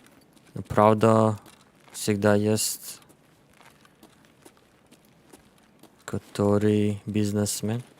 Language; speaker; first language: Russian; non-native, learner; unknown